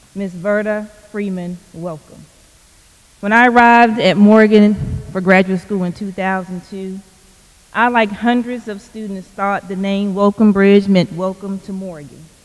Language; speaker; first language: English; native; English